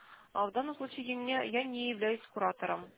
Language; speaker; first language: Russian; native; Russian